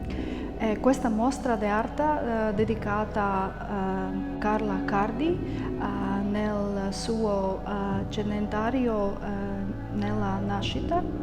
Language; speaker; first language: Italian; non-native, learner; Latvian